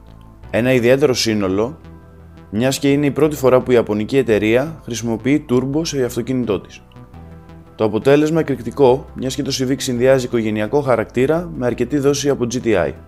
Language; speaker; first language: Greek; native; Greek